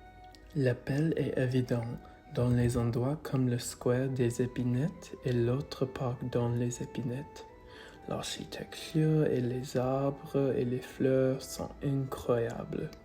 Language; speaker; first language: French; non-native, learner; English